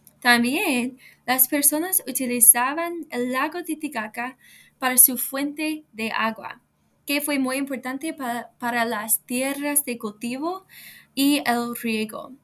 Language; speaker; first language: Spanish; non-native, learner; English